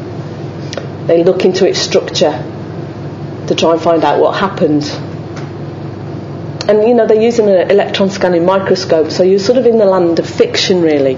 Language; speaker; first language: English; native; English